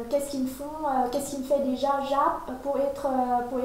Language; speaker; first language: French; non-native, fluent; Vietnamese